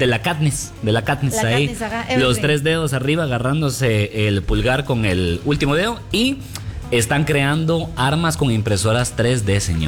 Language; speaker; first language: Spanish; native; Spanish